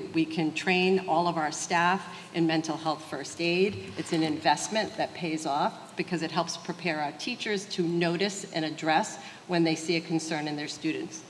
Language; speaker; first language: English; early bilingual, other home language; Portuguese